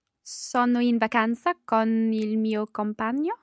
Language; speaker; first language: Italian; non-native, learner; English